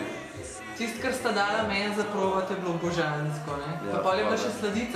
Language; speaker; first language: Slovenian; native; Slovenian